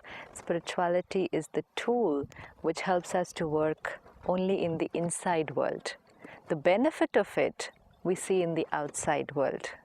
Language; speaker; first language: English; non-native, local second language; Hindi